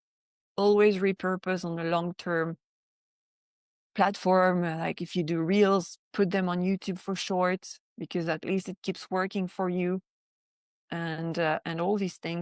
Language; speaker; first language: English; non-native, fluent; French